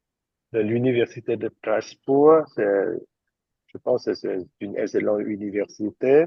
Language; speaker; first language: French; non-native, fluent; Vietnamese